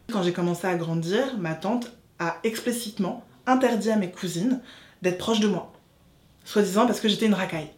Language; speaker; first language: French; native; French